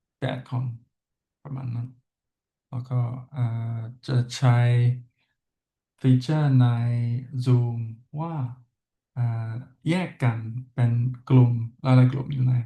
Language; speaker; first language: Thai; non-native, learner; English